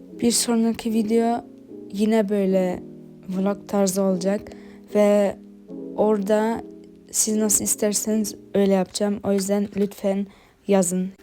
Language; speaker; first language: Turkish; early bilingual, heritage; Turkish